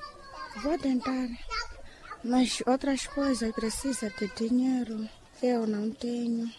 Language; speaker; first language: Portuguese; non-native, local second language; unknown